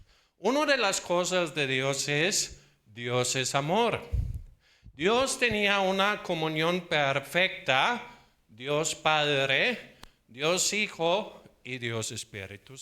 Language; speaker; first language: Spanish; non-native, fluent; Danish